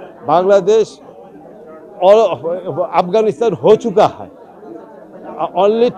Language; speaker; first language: Hindi; non-native, learner; Bangla